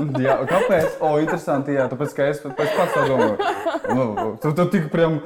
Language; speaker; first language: Latvian; non-native, local second language; Russian